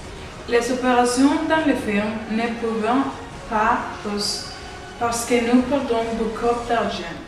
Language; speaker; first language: French; non-native, learner; Spanish